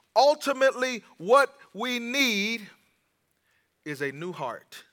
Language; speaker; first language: English; native; English